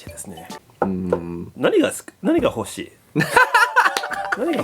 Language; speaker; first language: Japanese; non-native, learner; English